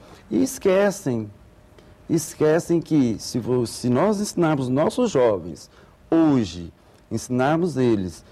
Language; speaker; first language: Portuguese; native; Portuguese